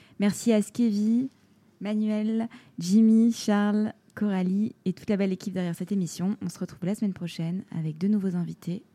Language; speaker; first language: French; native; French